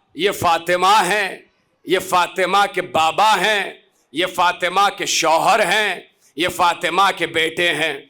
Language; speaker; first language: Urdu; native; Urdu